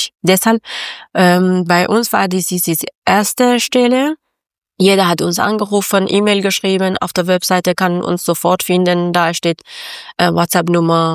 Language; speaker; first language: German; non-native, learner; Persian